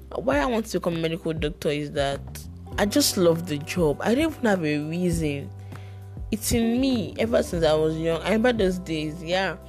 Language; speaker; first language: English; non-native, local second language; Yoruba